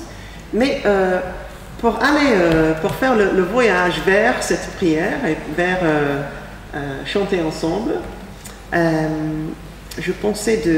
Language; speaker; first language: French; non-native, fluent; English